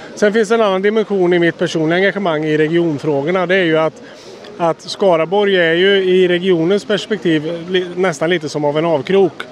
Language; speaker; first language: Swedish; native; Swedish